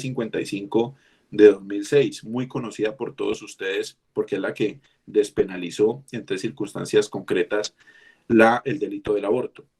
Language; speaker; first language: Spanish; native; Spanish